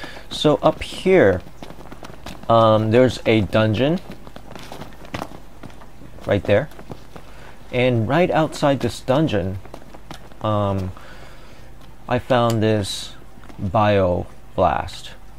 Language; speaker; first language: English; non-native, fluent; Japanese